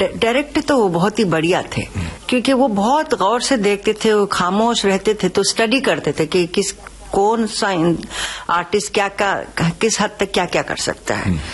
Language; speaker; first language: Urdu; native; Urdu